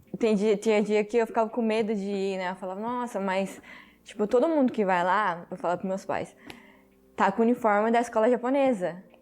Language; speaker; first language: Portuguese; early bilingual, heritage; Portuguese